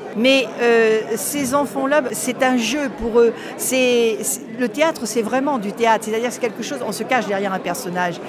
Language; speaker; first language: French; native; French